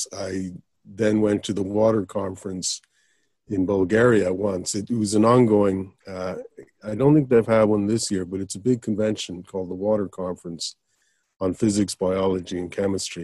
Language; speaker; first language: English; native; English